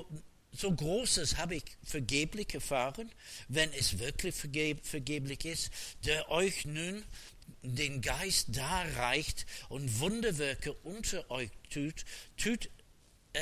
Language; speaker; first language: German; non-native, fluent; English